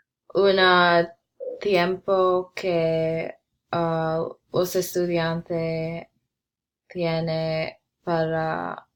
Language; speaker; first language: Spanish; non-native, learner; English